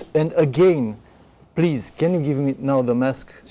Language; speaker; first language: English; non-native, fluent; Romanian